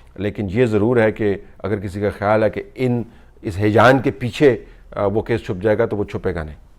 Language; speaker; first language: Urdu; native; Urdu